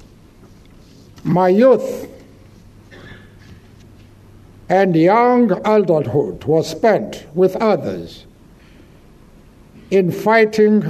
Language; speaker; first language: English; non-native, local second language; Xhosa